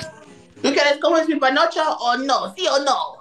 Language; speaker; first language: Spanish; non-native, learner; English